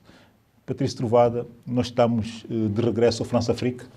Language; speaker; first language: Portuguese; native; Portuguese